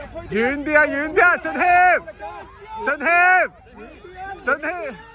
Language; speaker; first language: Chinese; native; Chinese